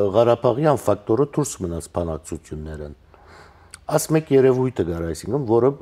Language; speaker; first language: Armenian; native; Armenian